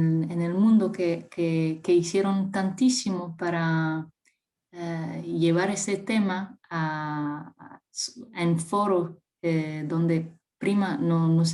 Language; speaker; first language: Spanish; non-native, fluent; French